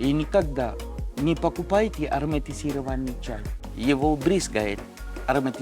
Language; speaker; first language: Russian; non-native, fluent; Sinhala